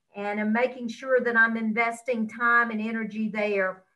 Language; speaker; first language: English; native; English